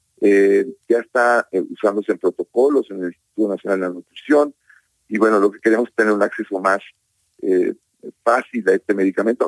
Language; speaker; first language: Spanish; native; Spanish